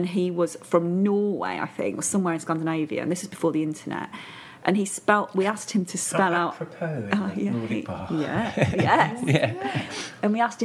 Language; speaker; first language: English; native; English